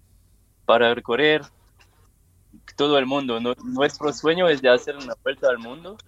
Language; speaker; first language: Spanish; non-native, learner; French